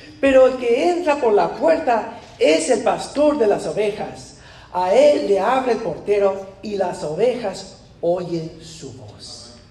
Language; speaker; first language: Spanish; non-native, fluent; English